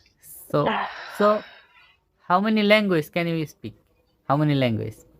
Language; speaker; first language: English; non-native, fluent; Bangla